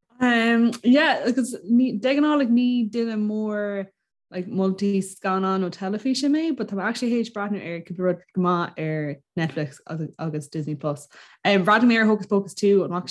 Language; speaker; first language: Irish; non-native, local second language; English